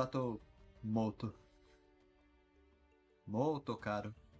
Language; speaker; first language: Italian; non-native, learner; Portuguese